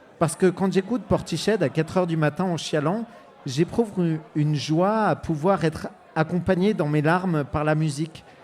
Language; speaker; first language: French; native; French